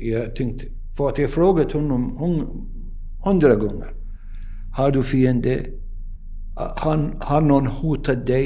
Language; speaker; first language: Swedish; non-native, learner; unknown